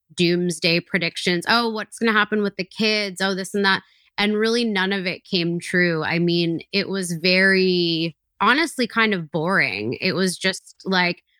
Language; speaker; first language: English; native; English